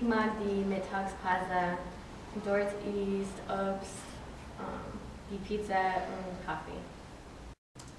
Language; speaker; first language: German; non-native, learner; English